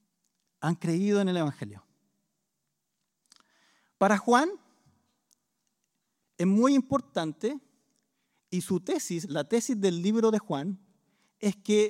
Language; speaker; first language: Spanish; native; Spanish